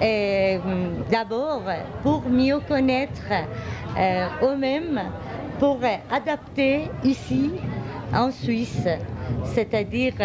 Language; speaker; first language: French; non-native, fluent; Persian